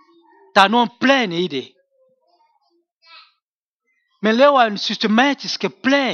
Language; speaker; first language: Swedish; non-native, learner; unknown